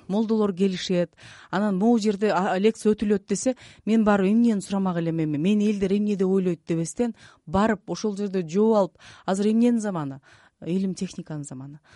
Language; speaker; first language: Kyrgyz; native; Kyrgyz